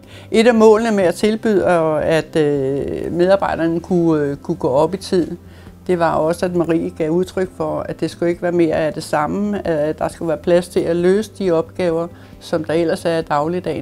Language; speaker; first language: Danish; native; Danish